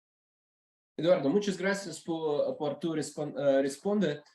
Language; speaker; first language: Spanish; non-native, learner; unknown